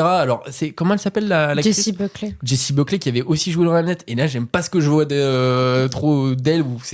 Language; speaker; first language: French; native; French